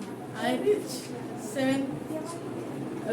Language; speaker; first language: English; non-native, learner; Marathi